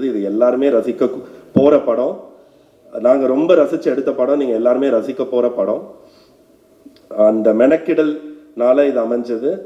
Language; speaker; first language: Tamil; native; Tamil